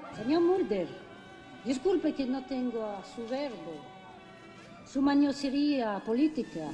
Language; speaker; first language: Spanish; non-native, fluent; French